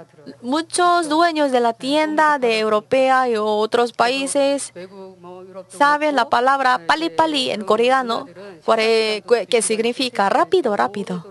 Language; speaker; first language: Spanish; non-native, learner; Korean